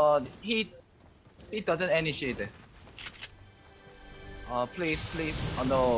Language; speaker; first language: English; non-native, learner; Korean